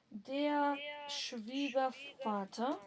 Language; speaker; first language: German; non-native, fluent; Macedonian